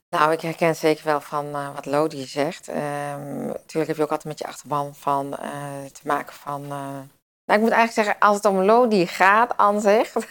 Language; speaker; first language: Dutch; native; Dutch